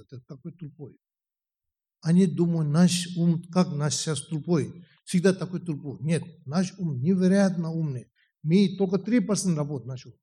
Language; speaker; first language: Russian; non-native, learner; Tibetan